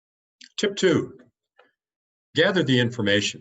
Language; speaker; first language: English; native; English